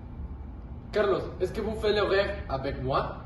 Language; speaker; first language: French; non-native, learner; Spanish